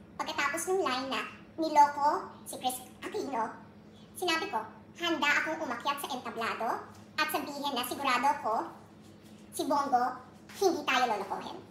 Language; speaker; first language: Filipino; native; Filipino